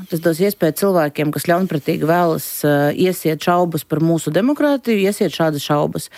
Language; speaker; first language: Latvian; non-native, local second language; Russian